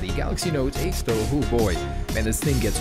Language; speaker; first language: English; native; English